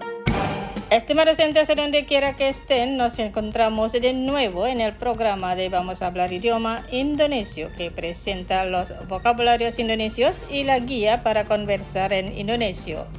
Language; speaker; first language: Spanish; non-native, fluent; Indonesian